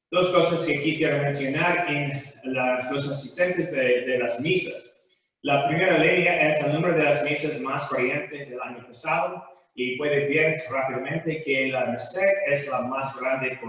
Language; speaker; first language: Spanish; non-native, fluent; English